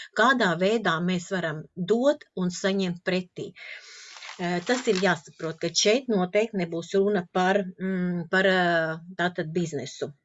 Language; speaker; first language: Latvian; non-native, local second language; Russian